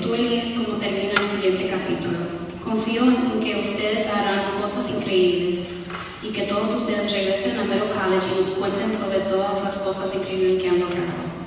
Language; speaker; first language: Spanish; early bilingual, other home language; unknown